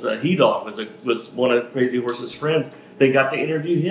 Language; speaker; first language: English; native; English